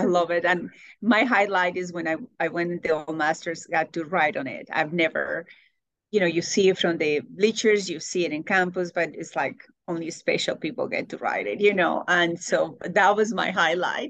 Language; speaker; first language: English; non-native, fluent; Spanish